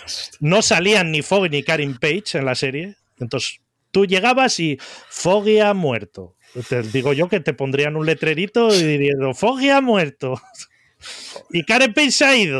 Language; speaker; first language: Spanish; native; Spanish